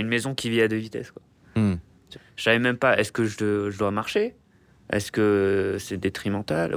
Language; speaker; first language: French; native; French